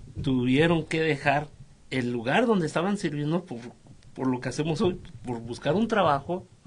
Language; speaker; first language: Spanish; native; Spanish